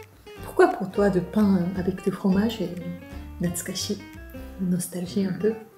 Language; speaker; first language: French; non-native, learner; Japanese